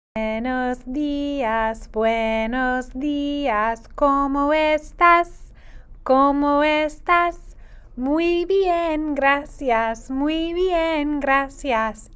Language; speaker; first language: Spanish; non-native, fluent; English